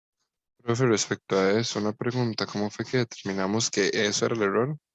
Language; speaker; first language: Spanish; native; Spanish